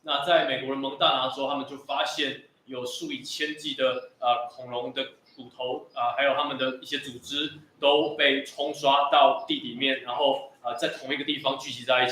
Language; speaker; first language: Chinese; native; Chinese